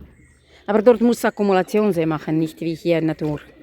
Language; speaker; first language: German; non-native, learner; Macedonian